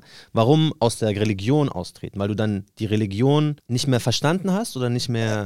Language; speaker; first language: German; native; German